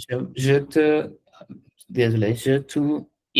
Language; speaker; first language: French; non-native, fluent; Hindi